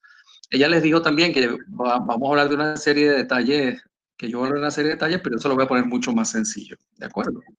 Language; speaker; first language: Spanish; native; Spanish